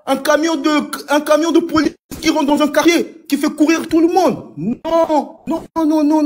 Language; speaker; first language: French; non-native, local second language; Ewe